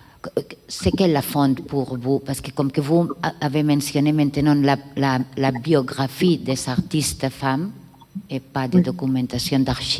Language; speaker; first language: French; non-native, learner; Catalan